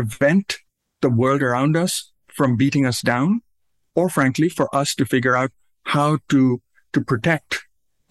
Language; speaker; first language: English; non-native, local second language; Urdu